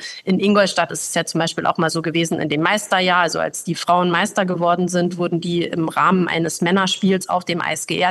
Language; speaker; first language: German; native; German